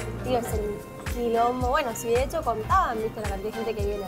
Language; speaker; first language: Spanish; native; Spanish